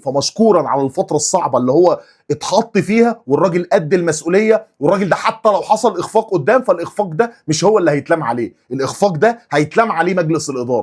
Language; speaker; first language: Arabic; native; Arabic